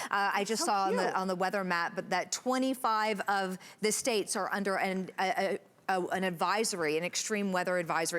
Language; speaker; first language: English; native; English